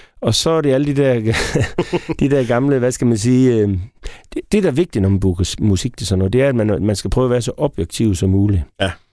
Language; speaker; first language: Danish; native; Danish